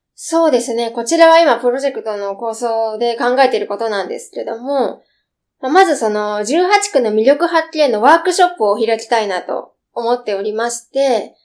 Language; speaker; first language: Japanese; native; Japanese